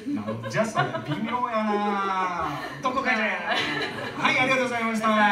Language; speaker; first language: Japanese; native; Japanese